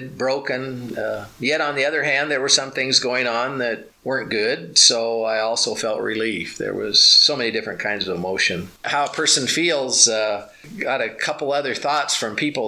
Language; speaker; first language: English; native; English